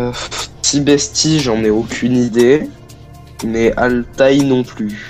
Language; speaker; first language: French; native; French